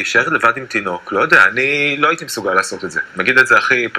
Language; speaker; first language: Hebrew; native; Hebrew